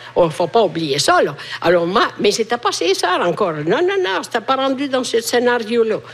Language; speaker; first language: French; non-native, fluent; Italian